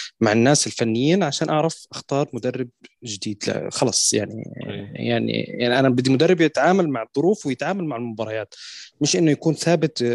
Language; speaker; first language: Arabic; native; Arabic